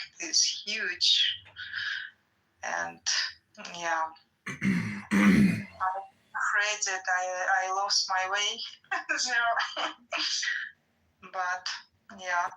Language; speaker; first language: English; non-native, learner; Russian